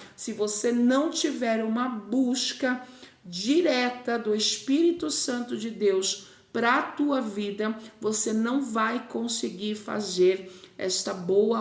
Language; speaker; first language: Portuguese; native; Portuguese